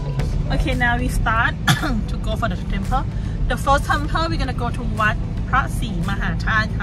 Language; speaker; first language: English; non-native, learner; Thai